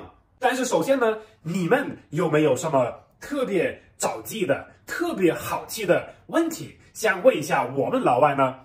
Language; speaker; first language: Chinese; non-native, fluent; German